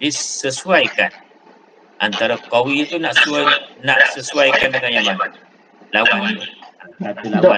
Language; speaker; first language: Malay; native; Malay